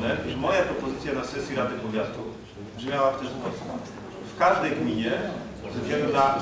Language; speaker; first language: Polish; native; Polish